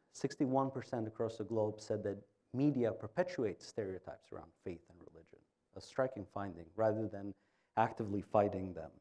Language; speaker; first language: English; non-native, fluent; Albanian